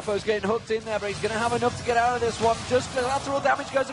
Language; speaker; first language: English; native; English